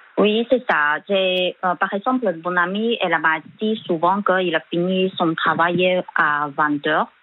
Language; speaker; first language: French; non-native, fluent; Chinese